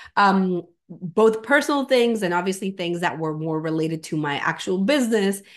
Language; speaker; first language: English; non-native, fluent; Spanish